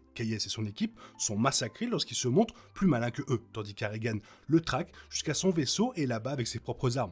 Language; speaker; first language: French; native; French